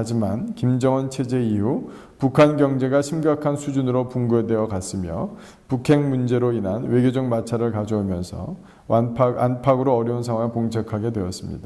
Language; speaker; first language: Korean; native; Korean